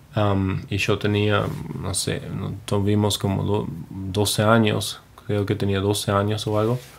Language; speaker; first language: Spanish; non-native, fluent; German